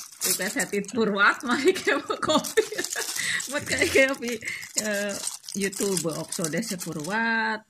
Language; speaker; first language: Dutch; non-native, learner; Indonesian